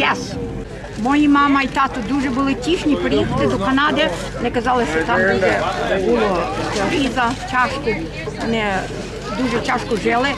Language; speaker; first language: Ukrainian; early bilingual, heritage; Ukrainian